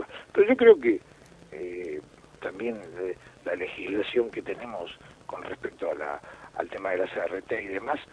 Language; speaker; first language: Spanish; native; Spanish